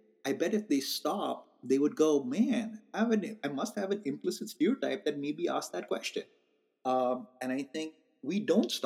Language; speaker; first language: English; non-native, local second language; Hindi